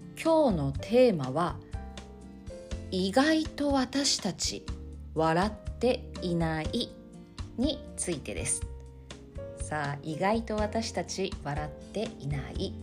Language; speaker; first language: Japanese; native; Japanese